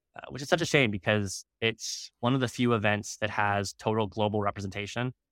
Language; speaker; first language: English; native; English